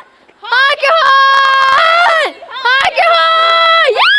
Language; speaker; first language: English; native; English